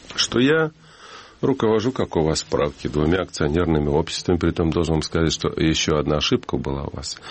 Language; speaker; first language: Russian; native; Russian